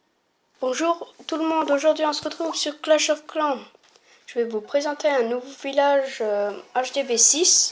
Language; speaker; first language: French; native; French